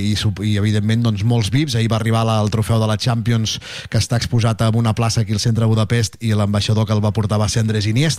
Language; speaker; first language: Catalan; native; Catalan